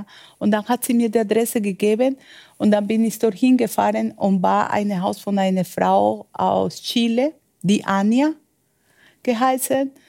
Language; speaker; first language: German; non-native, fluent; Spanish